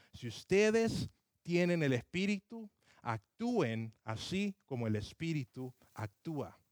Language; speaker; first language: Spanish; early bilingual, other home language; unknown